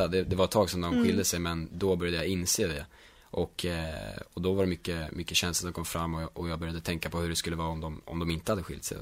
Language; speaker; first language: Swedish; native; Swedish